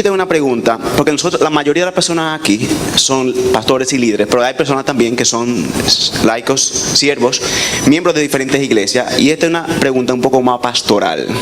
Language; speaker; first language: Spanish; native; Spanish